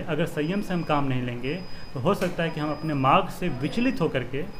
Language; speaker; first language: Hindi; native; Hindi